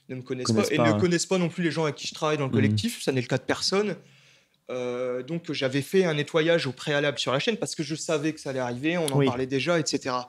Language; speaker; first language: French; native; French